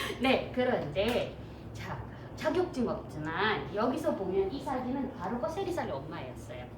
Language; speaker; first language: Korean; non-native, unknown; Filipino